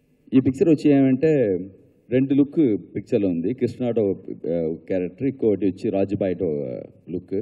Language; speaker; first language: Telugu; non-native, learner; Tamil